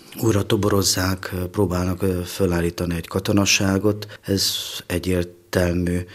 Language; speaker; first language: Hungarian; native; Hungarian